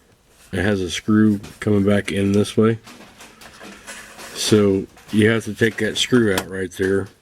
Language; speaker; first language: English; native; English